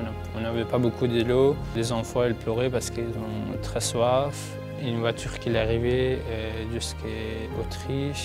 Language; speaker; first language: French; non-native, learner; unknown